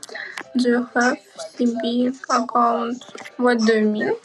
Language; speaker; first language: English; non-native, learner; Russian